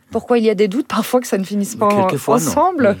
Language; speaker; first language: French; native; French